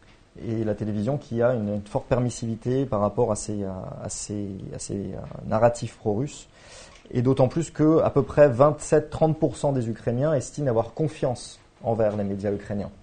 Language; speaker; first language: French; native; French